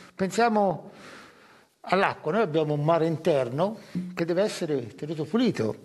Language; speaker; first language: Italian; native; Italian